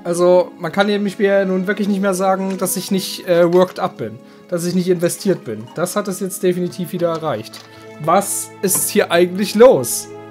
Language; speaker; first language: German; native; German